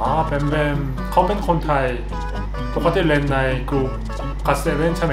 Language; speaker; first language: Thai; native; Thai